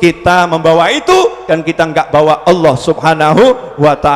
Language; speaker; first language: Indonesian; native; Indonesian